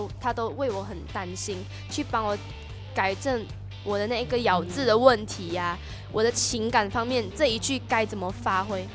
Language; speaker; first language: Chinese; native; Chinese